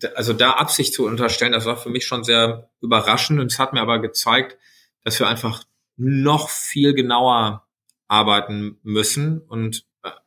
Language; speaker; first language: German; native; German